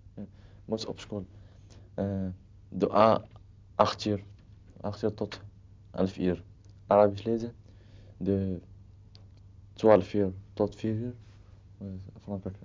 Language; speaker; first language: Dutch; non-native, learner; Arabic